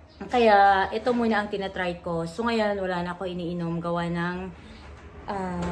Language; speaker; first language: Filipino; non-native, local second language; Cebuano